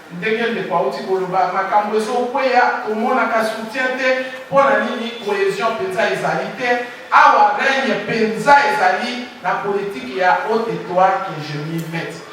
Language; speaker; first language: Lingala; native; Lingala